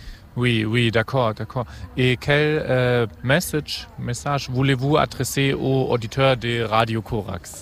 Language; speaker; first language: French; non-native, fluent; German